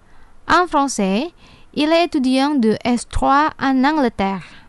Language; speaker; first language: French; non-native, fluent; Indonesian